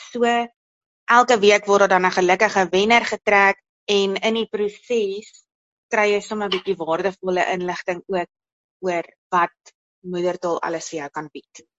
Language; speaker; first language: Afrikaans; native; Afrikaans